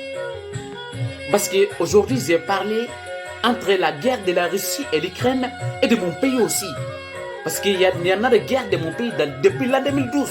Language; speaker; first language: French; non-native, local second language; Bambara